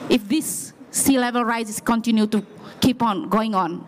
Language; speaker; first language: English; non-native, fluent; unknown